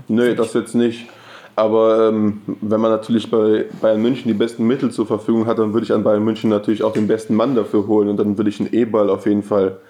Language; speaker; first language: German; native; German